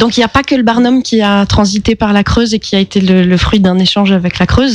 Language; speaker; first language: French; native; French